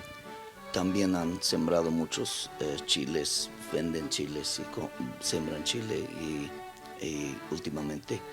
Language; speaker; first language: Spanish; non-native, local second language; Plautdietsch